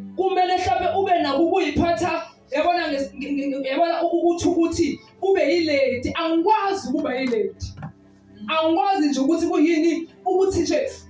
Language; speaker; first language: Zulu; native; Zulu